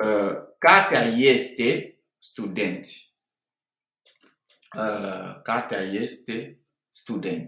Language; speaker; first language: Romanian; non-native, fluent; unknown